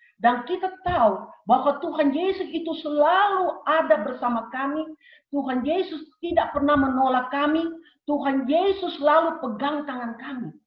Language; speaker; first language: Indonesian; early bilingual, heritage; Indonesian